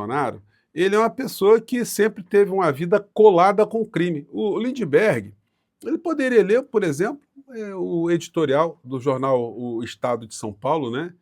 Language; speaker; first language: Portuguese; native; Portuguese